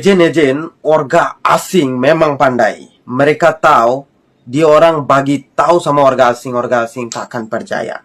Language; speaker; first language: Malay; non-native, fluent; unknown